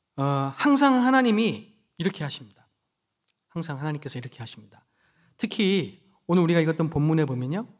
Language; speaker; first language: Korean; native; Korean